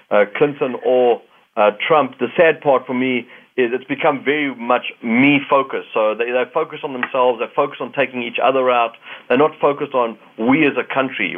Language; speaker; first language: English; native; English